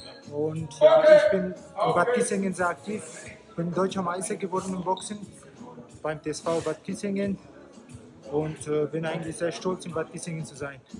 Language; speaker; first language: German; non-native, fluent; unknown